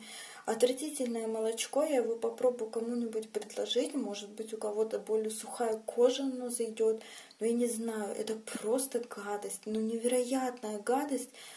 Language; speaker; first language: Russian; native; Russian